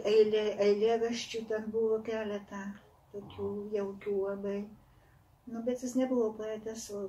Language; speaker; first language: Lithuanian; non-native, local second language; Polish